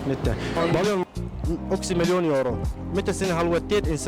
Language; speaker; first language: Finnish; non-native, learner; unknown